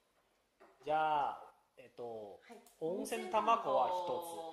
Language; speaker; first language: Japanese; non-native, learner; Chinese